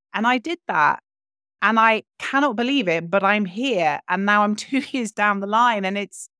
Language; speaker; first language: English; native; English